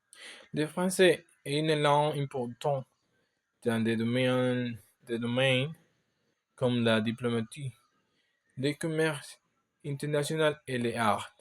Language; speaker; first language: French; non-native, learner; Spanish